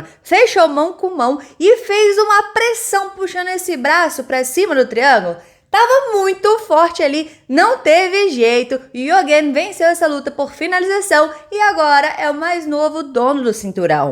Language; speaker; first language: Portuguese; native; Portuguese